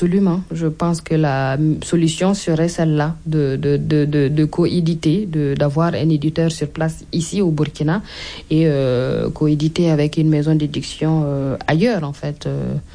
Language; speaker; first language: French; non-native, local second language; Mossi